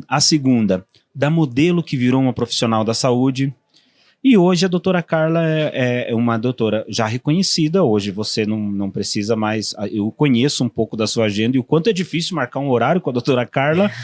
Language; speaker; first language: Portuguese; native; Portuguese